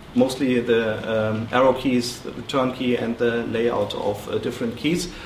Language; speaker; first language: English; non-native, fluent; German